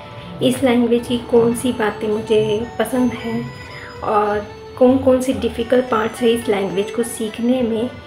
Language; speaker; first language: Hindi; native; Hindi